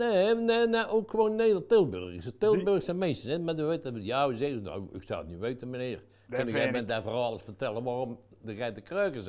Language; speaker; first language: Dutch; native; Dutch